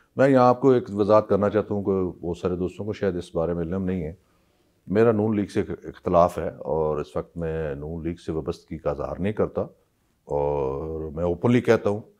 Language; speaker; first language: Urdu; non-native, local second language; Punjabi